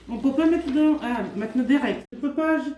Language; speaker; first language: French; non-native, local second language; Arabic